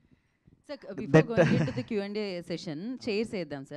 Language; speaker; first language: Telugu; native; Telugu